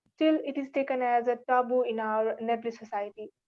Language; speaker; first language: English; non-native, local second language; Nepali